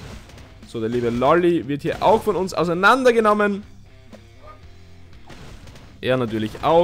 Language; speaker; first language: German; native; German